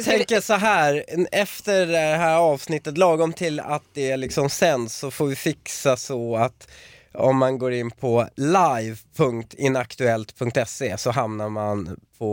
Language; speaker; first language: Swedish; early bilingual, other home language; Persian